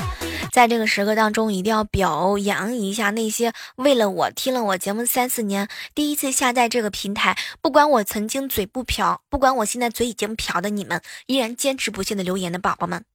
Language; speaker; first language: Chinese; native; Chinese